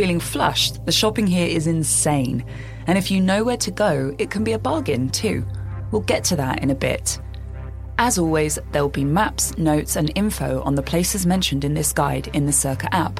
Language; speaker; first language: English; native; English